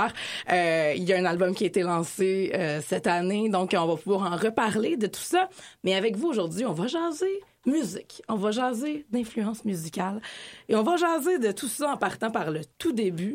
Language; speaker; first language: French; native; French